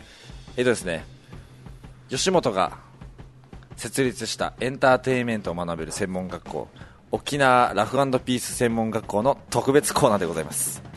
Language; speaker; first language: Japanese; native; Japanese